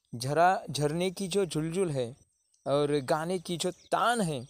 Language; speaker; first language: Hindi; non-native, local second language; Marathi